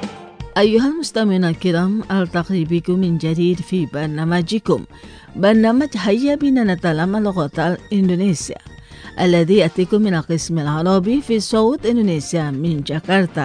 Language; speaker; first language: Arabic; non-native, fluent; Indonesian